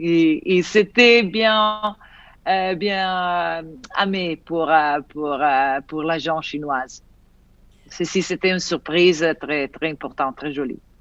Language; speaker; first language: French; non-native, fluent; Italian